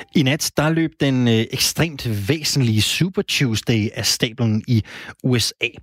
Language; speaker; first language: Danish; native; Danish